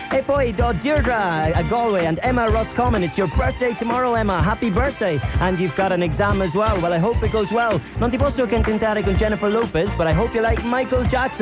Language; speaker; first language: English; native; English